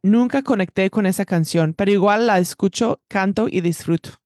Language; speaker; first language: Spanish; non-native, fluent; English